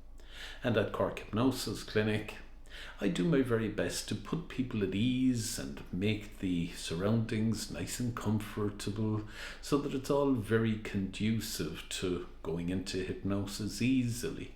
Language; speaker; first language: English; native; English